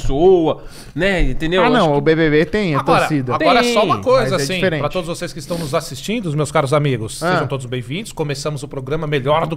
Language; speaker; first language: Portuguese; native; Portuguese